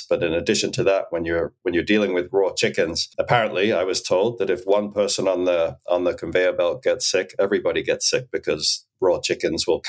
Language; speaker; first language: English; native; English